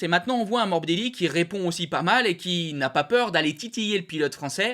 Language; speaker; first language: French; native; French